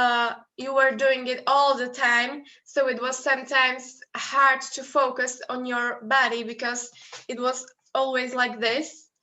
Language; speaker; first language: English; non-native, fluent; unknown